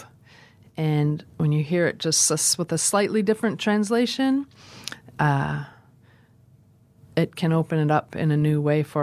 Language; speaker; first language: English; native; English